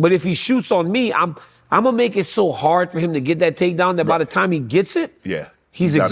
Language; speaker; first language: English; native; English